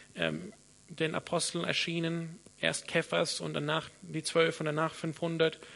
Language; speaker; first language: German; non-native, fluent; English